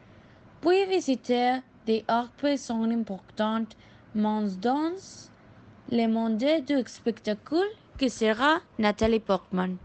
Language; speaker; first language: French; non-native, learner; Spanish